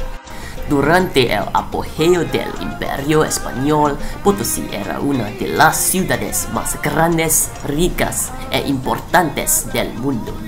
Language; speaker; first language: Spanish; non-native, learner; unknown